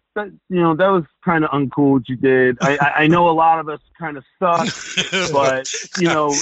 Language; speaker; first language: English; native; English